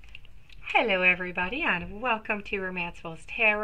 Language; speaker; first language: English; non-native, local second language; French